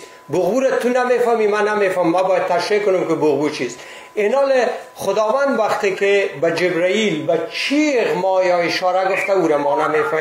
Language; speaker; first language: Persian; native; Persian